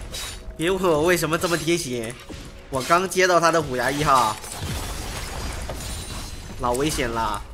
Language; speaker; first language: Chinese; native; Chinese